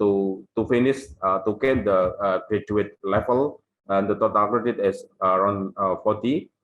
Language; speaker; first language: English; non-native, local second language; Indonesian